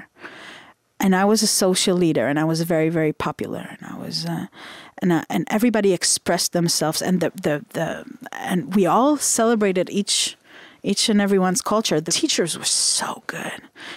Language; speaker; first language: English; non-native, fluent; Hebrew